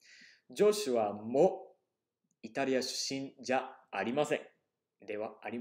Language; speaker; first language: Japanese; non-native, fluent; English